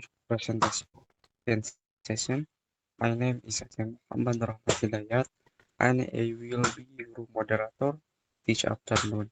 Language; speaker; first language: English; non-native, learner; Indonesian